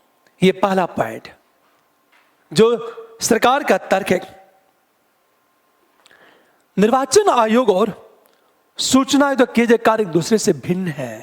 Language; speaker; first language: Hindi; native; Hindi